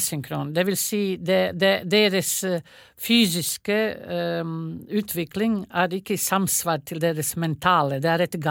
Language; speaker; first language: Norwegian; non-native, fluent; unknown